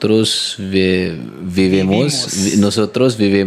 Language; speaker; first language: Spanish; non-native, learner; Hindi